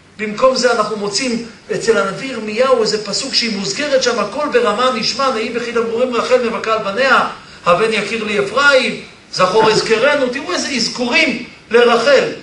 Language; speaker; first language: Hebrew; early bilingual, other home language; Polish